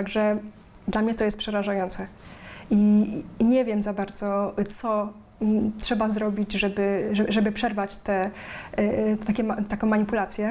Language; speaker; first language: Polish; native; Polish